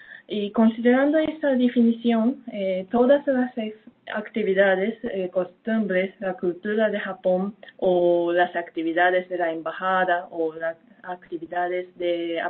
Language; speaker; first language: Spanish; non-native, fluent; Japanese